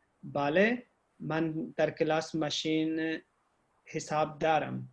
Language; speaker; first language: Persian; non-native, learner; Urdu